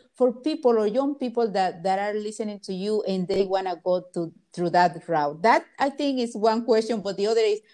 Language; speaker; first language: English; non-native, fluent; Spanish